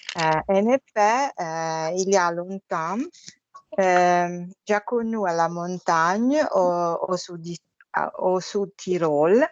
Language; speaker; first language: French; non-native, learner; Italian